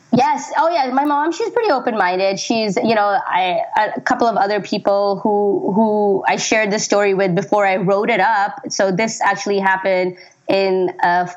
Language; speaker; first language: English; non-native, local second language; Urdu